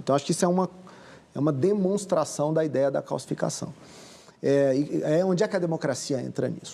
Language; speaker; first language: Portuguese; native; Portuguese